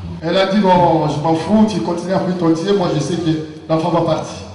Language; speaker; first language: French; non-native, local second language; Lingala